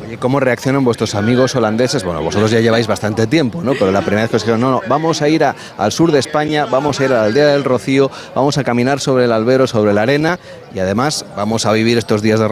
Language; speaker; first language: Spanish; native; Spanish